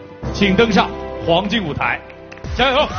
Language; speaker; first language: Chinese; native; Chinese